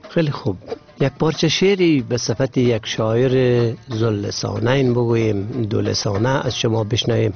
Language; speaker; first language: Persian; native; Persian